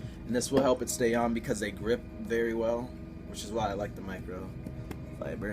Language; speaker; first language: English; native; English